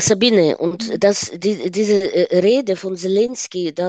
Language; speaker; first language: German; non-native, fluent; Ukrainian